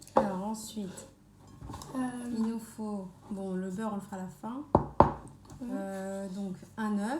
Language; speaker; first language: French; native; French